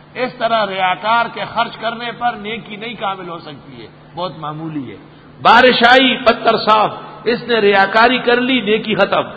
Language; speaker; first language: Urdu; non-native, local second language; Pashto